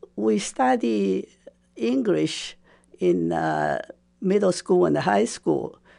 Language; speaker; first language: English; non-native, fluent; Japanese